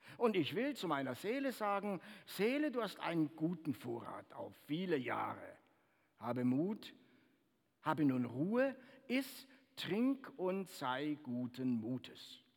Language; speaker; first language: German; native; German